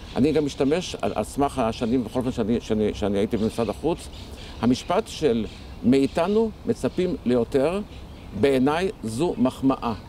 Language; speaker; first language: Hebrew; early bilingual, other home language; Arabic